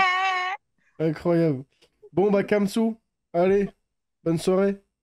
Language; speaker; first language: French; native; French